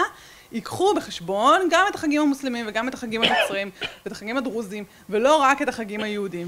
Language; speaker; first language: Hebrew; native; Hebrew